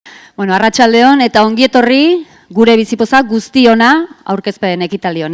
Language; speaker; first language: Basque; native; Basque